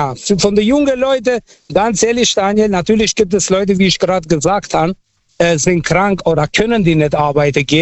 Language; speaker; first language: German; non-native, fluent; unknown